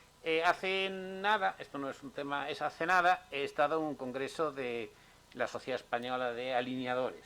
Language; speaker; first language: Spanish; native; Spanish